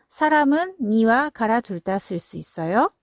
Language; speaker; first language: Korean; non-native, fluent; Japanese